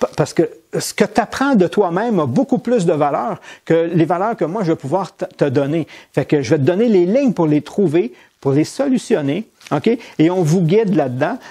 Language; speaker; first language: French; native; French